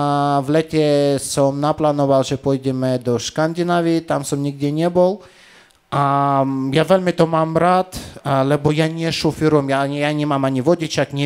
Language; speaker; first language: Slovak; non-native, fluent; Russian